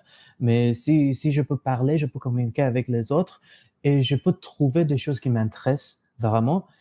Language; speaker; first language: French; non-native, fluent; English